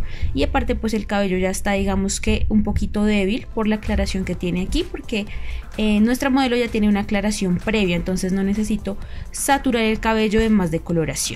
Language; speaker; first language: Spanish; native; Spanish